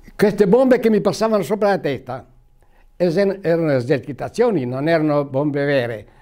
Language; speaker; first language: Italian; native; Italian